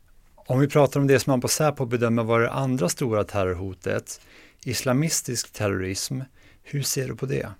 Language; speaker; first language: Swedish; native; Swedish